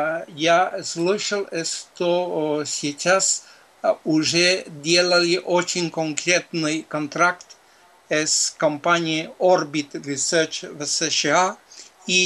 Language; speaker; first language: Russian; non-native, fluent; Spanish